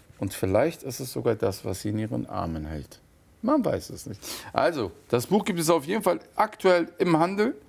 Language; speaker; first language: German; early bilingual, other home language; Turkish